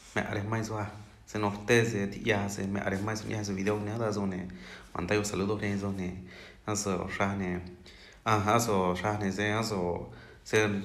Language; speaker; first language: Spanish; non-native, local second language; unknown